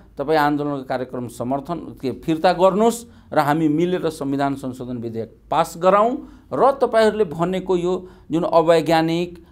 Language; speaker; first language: Nepali; non-native, local second language; Maithili